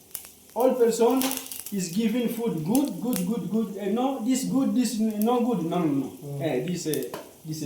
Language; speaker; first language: English; non-native, learner; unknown